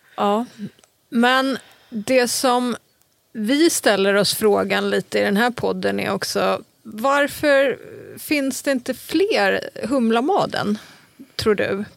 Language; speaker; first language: Swedish; native; Swedish